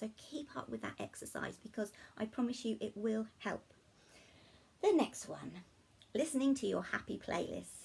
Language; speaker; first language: English; native; English